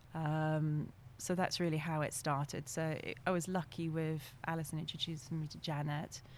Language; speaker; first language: English; non-native, fluent; French